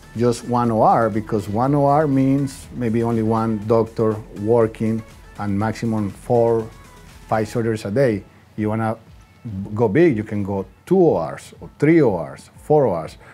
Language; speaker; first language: English; non-native, fluent; Spanish